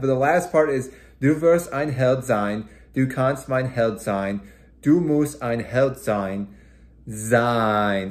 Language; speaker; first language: German; non-native, learner; English